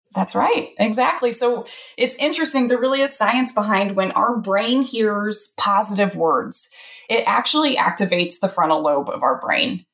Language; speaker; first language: English; native; English